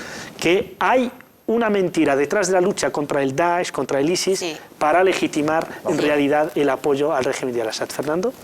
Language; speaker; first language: Spanish; native; Spanish